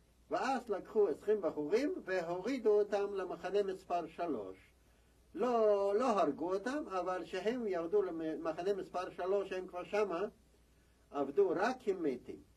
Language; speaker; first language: Hebrew; non-native, fluent; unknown